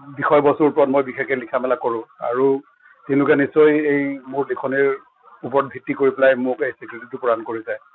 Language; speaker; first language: Assamese; non-native, local second language; Karbi